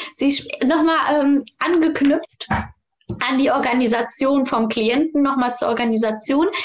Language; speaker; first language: German; native; German